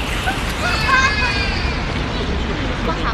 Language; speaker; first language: Chinese; non-native, learner; Japanese